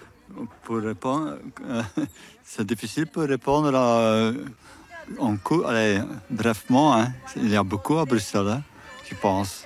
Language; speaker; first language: French; non-native, learner; Dutch